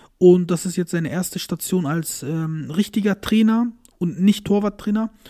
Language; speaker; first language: German; early bilingual, other home language; Turkish